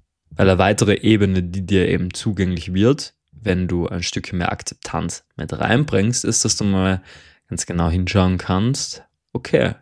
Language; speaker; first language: German; native; German